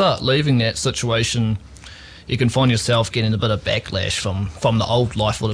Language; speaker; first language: English; native; English